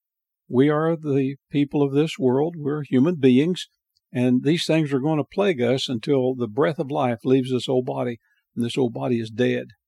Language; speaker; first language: English; native; English